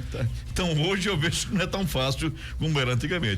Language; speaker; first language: Portuguese; native; Portuguese